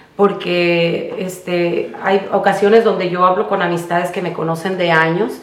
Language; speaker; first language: Spanish; native; Spanish